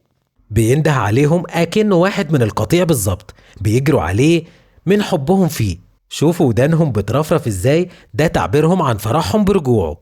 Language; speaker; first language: Arabic; native; Arabic